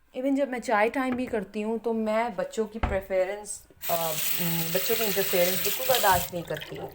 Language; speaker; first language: Urdu; native; Urdu